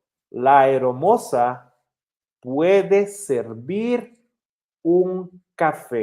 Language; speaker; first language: Spanish; non-native, fluent; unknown